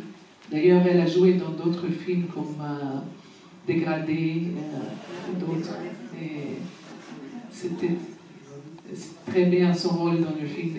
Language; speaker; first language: French; non-native, fluent; Arabic